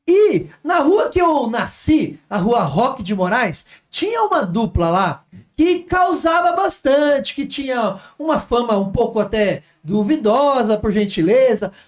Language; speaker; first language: Portuguese; native; Portuguese